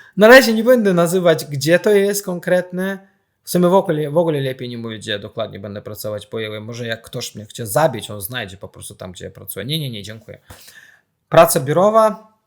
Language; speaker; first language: Polish; non-native, fluent; Azerbaijani